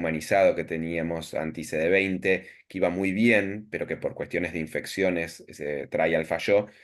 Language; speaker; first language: Spanish; native; Spanish